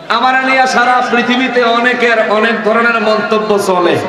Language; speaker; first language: Bangla; native; Bangla